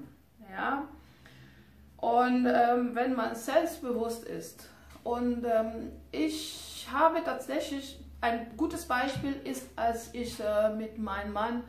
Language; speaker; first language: German; non-native, fluent; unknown